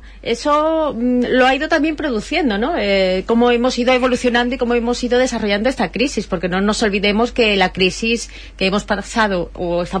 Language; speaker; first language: Spanish; native; Spanish